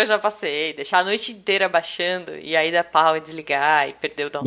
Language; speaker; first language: Portuguese; native; Portuguese